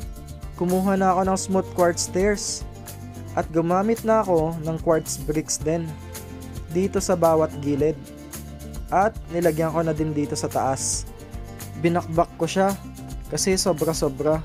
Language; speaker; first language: Filipino; native; Filipino